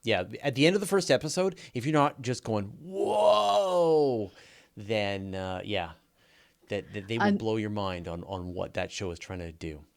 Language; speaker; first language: English; native; English